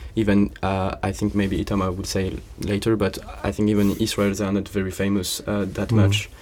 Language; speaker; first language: English; non-native, fluent; French